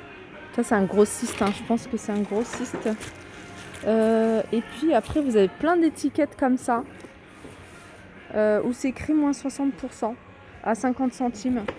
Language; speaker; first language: French; native; French